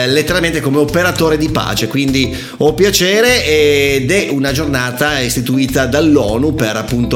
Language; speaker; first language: Italian; native; Italian